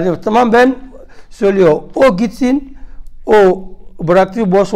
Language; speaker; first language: Turkish; non-native, learner; French